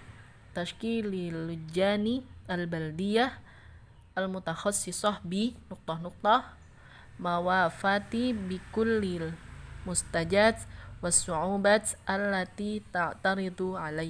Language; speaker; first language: Arabic; non-native, learner; Indonesian